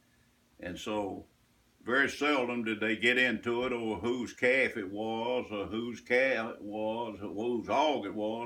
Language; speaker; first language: English; native; English